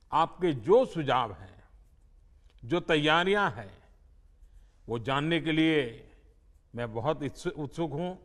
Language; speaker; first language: Hindi; non-native, local second language; Gujarati